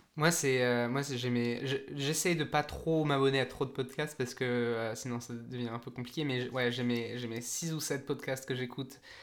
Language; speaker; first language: French; native; French